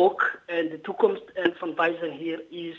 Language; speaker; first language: Dutch; non-native, learner; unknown